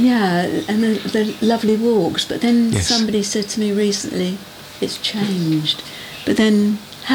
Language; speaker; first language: English; native; English